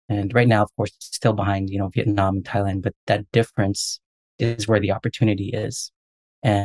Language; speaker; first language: English; native; English